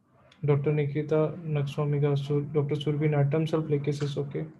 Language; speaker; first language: English; non-native, local second language; Hindi